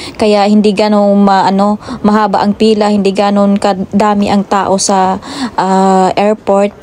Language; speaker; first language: Filipino; non-native, local second language; Cebuano